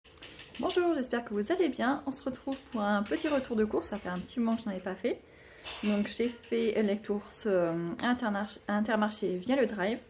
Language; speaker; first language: French; native; French